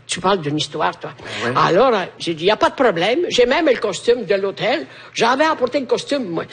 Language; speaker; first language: French; non-native, fluent; Italian